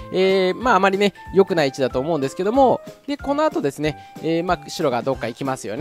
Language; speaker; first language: Japanese; native; Japanese